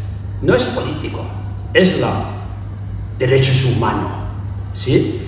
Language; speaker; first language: Spanish; non-native, learner; Tibetan